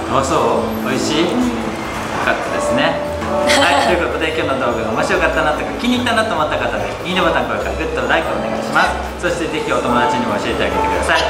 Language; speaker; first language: Japanese; native; Japanese